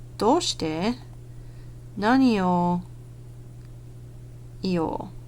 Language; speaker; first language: Japanese; non-native, learner; English